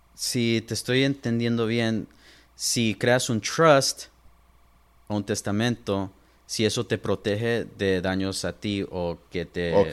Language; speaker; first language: Spanish; early bilingual, heritage; Spanish